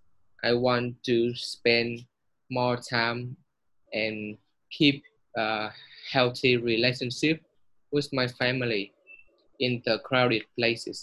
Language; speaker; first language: English; non-native, learner; Vietnamese